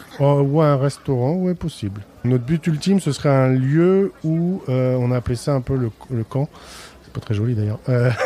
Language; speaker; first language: French; native; French